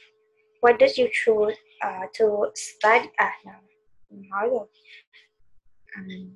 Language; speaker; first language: English; non-native, learner; Vietnamese